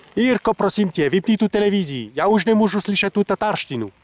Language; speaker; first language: Czech; non-native, fluent; French